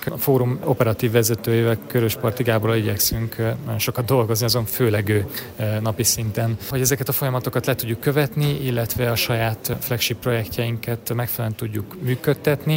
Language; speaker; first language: Hungarian; native; Hungarian